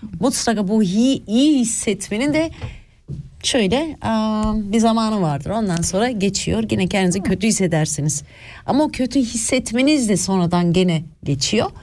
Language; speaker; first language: Turkish; early bilingual, other home language; Swiss German